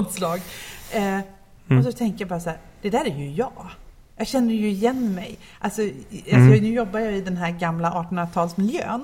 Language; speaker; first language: Swedish; native; Swedish